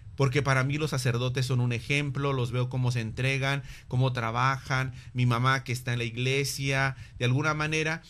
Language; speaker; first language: Spanish; native; Spanish